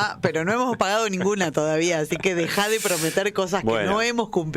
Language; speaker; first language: Spanish; native; Spanish